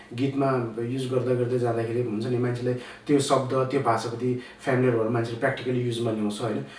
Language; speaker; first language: Nepali; non-native, local second language; Newari